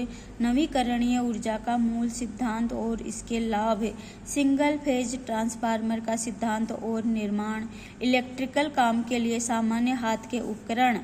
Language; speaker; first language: Hindi; native; Hindi